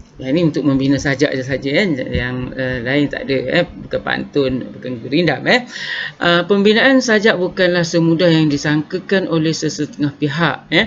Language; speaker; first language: Malay; native; Malay